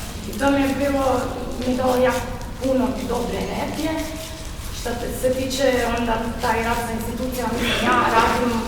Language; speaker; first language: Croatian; non-native, fluent; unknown